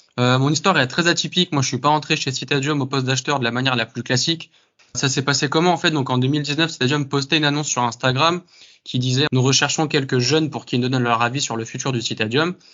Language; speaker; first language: French; native; French